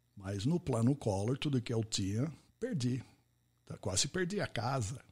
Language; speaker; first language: Portuguese; non-native, fluent; English